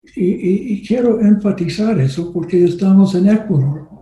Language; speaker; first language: Spanish; non-native, learner; English